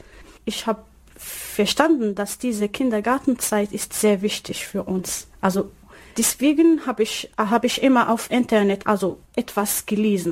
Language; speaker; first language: German; non-native, learner; Arabic